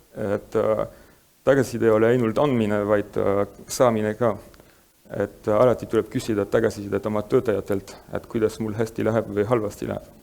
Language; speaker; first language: Estonian; non-native, fluent; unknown